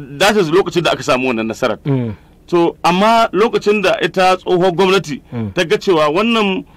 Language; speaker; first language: Hausa; native; Hausa